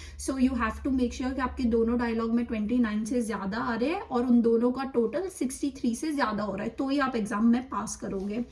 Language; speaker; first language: Hindi; non-native, local second language; Gujarati